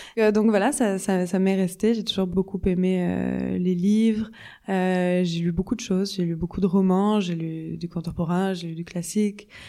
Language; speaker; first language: French; native; French